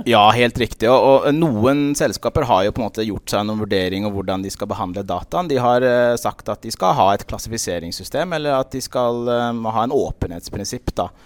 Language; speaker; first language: Norwegian; early bilingual, other home language; Punjabi